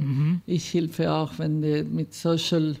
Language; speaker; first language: German; non-native, fluent; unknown